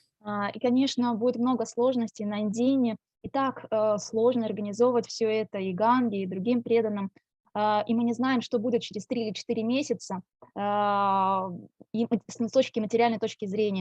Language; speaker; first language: Russian; native; Russian